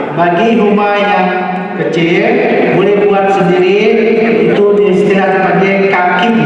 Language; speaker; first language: Malay; non-native, local second language; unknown